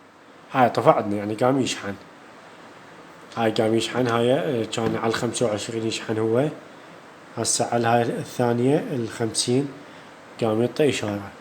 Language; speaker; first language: Arabic; native; Arabic